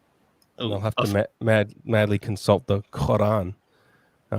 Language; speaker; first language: English; native; English